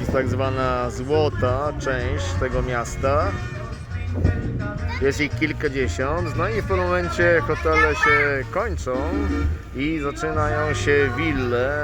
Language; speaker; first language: Polish; native; Polish